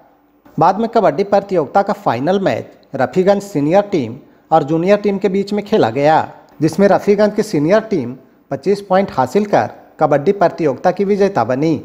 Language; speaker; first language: Hindi; native; Hindi